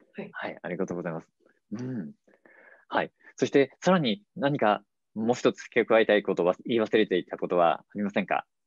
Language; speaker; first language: Japanese; native; Japanese